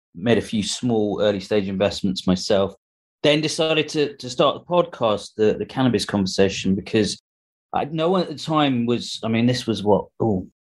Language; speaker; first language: English; early bilingual, other home language; Hindi